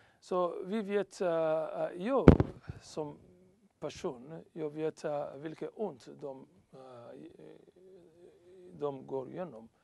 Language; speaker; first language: Swedish; non-native, learner; Somali